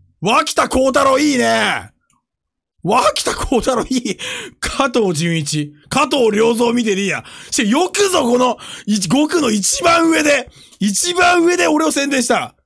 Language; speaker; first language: Japanese; native; Japanese